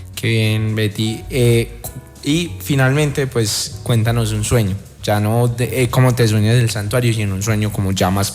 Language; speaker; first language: Spanish; native; Spanish